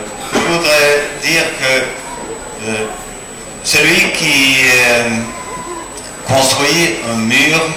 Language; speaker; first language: French; non-native, learner; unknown